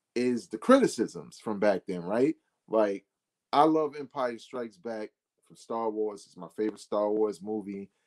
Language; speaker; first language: English; native; English